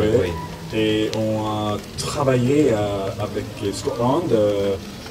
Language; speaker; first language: French; non-native, learner; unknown